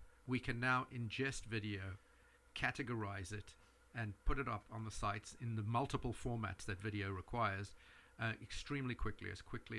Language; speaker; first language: English; native; English